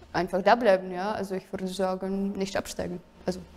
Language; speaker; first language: German; non-native, fluent; Russian